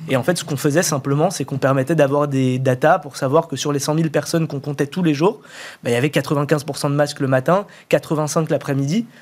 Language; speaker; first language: French; native; French